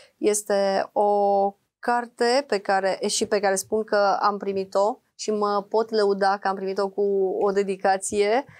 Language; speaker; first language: Romanian; native; Romanian